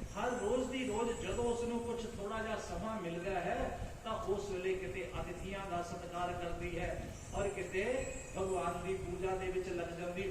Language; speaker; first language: Hindi; non-native, local second language; Punjabi